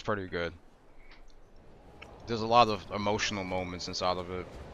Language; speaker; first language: English; native; English